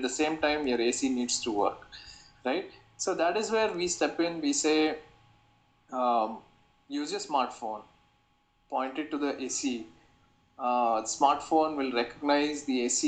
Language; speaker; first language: English; non-native, local second language; Kannada